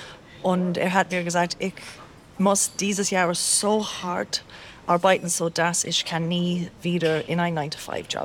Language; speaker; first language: German; non-native, learner; English